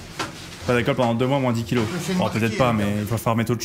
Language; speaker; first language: French; native; French